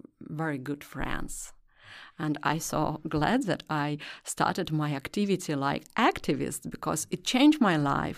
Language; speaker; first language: English; non-native, learner; Russian